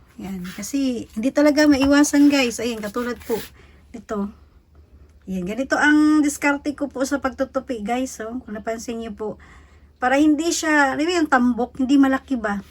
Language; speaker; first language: Filipino; native; Filipino